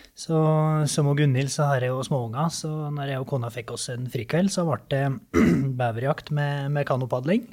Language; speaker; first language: Norwegian; native; Norwegian